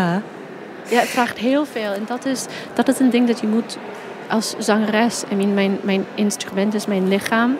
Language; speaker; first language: Dutch; non-native, fluent; English